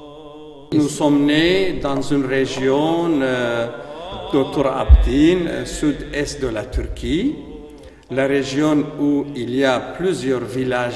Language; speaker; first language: French; non-native, fluent; Aramaic